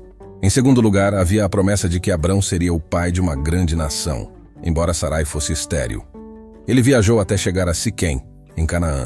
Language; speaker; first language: Portuguese; native; Portuguese